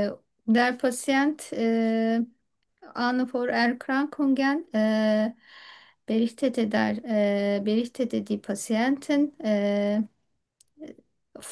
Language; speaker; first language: German; non-native, learner; Turkish